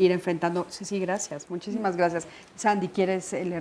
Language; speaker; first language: Spanish; native; Spanish